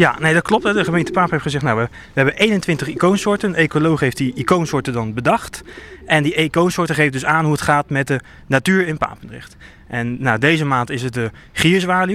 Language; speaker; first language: Dutch; native; Dutch